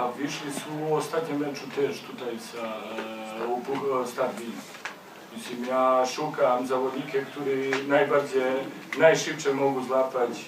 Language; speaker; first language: Polish; non-native, learner; Slovenian